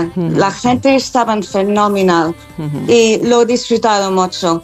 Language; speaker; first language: Spanish; non-native, learner; English